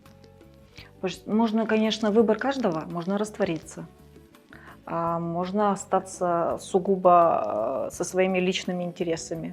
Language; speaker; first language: Russian; early bilingual, other home language; Georgian